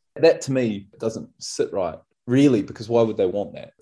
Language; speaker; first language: English; native; English